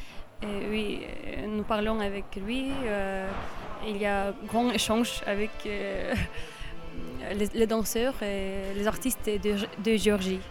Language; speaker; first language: French; non-native, learner; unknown